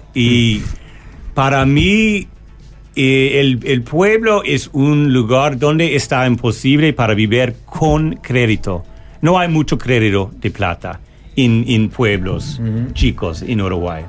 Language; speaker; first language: Spanish; non-native, learner; English